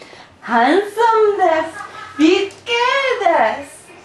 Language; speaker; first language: Japanese; non-native, learner; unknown